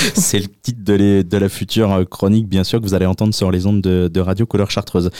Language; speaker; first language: French; native; French